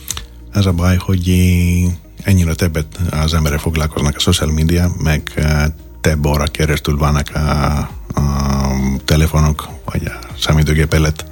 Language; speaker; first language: Hungarian; non-native, learner; Greek